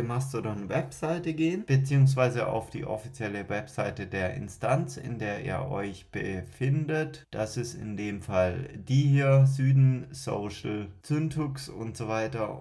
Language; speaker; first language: German; native; German